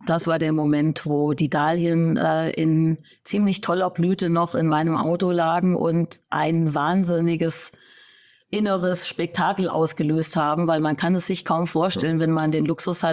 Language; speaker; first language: German; native; German